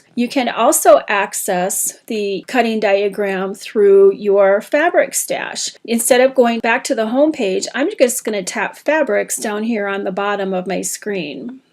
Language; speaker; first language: English; native; English